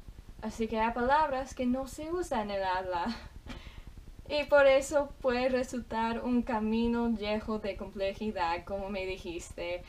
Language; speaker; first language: Spanish; non-native, fluent; English